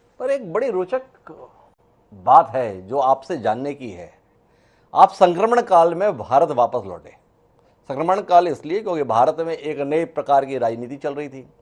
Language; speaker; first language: Hindi; native; Hindi